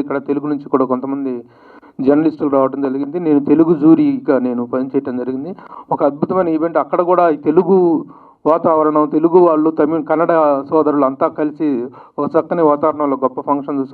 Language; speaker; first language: Telugu; native; Telugu